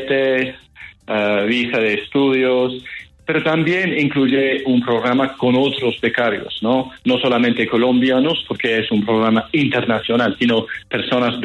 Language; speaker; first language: Spanish; non-native, fluent; English